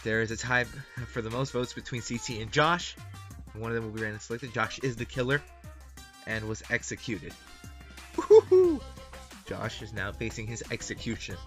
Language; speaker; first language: English; native; English